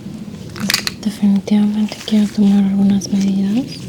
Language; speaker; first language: Spanish; early bilingual, heritage; Spanish